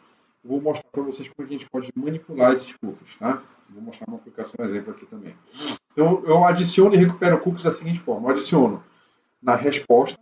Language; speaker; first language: Portuguese; native; Portuguese